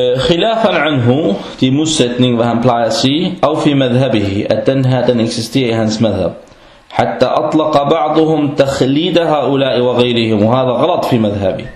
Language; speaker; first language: Danish; non-native, fluent; Arabic